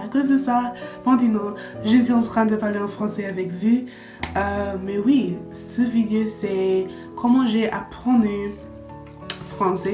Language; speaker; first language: French; non-native, learner; English